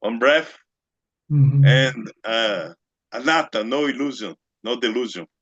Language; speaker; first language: English; non-native, learner; Portuguese